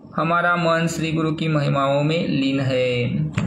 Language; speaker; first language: Hindi; non-native, local second language; Marathi